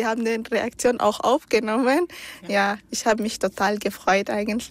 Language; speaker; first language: German; early bilingual, other home language; Arabic